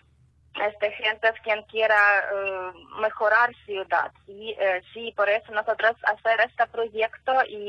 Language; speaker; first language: Spanish; non-native, learner; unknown